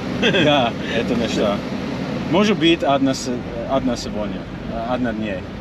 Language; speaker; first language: Russian; non-native, learner; English